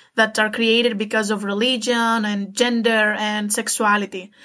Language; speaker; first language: English; non-native, fluent; Greek